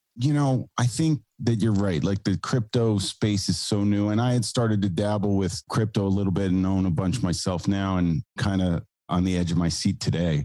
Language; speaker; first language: English; native; English